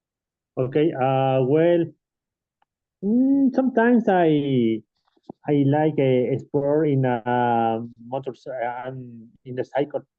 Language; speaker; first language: English; non-native, learner; Spanish